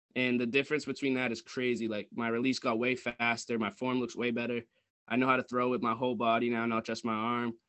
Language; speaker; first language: English; native; English